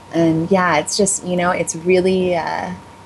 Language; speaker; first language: English; native; English